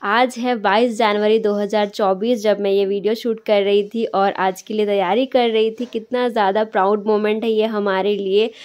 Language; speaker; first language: Hindi; native; Hindi